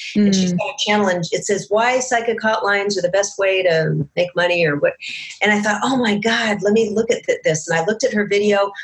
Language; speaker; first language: English; native; English